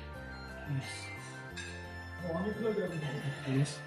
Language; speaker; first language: English; non-native, learner; Chinese